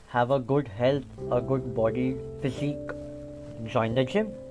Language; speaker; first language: English; non-native, local second language; Bangla